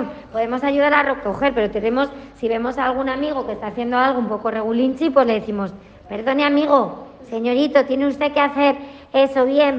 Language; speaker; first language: Spanish; native; Spanish